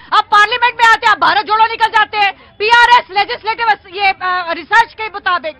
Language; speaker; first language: Hindi; native; Hindi